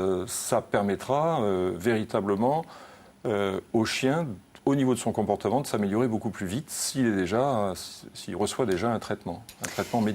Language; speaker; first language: French; native; French